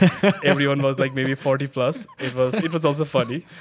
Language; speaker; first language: English; non-native, local second language; Bangla